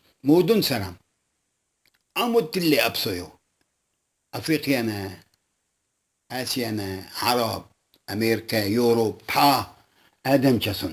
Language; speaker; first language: Korean; non-native, local second language; Arabic